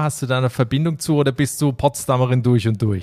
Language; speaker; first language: German; native; German